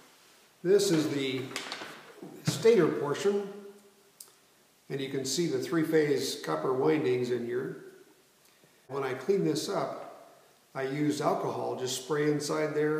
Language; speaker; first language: English; native; English